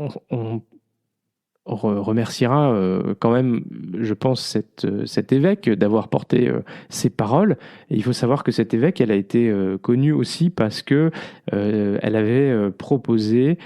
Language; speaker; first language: French; native; French